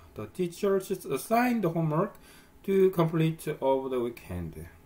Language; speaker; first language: English; non-native, fluent; Korean